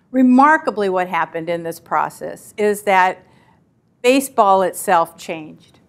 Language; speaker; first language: English; native; English